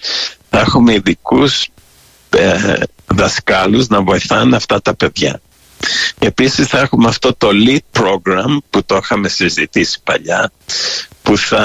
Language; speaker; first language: Greek; early bilingual, heritage; Greek